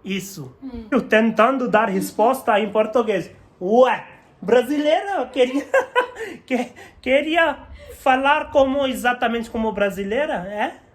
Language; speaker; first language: Portuguese; non-native, learner; Hindi